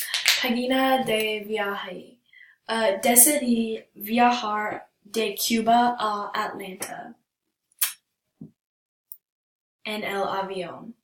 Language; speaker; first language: Spanish; non-native, learner; English